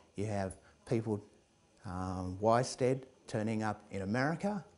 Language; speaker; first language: English; native; English